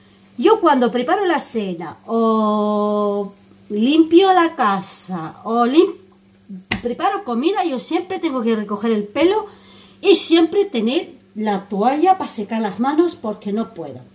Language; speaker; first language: Spanish; non-native, fluent; Armenian